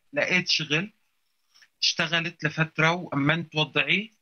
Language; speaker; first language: Arabic; native; Arabic